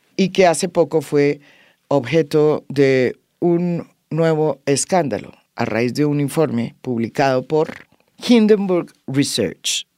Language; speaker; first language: Spanish; native; Spanish